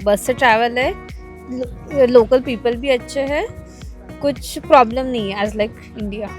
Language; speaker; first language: Hindi; native; Hindi